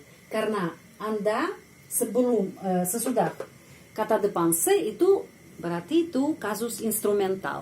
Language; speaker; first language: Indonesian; non-native, fluent; Russian